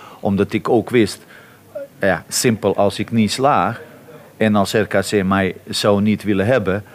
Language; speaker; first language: Dutch; non-native, fluent; Bosnian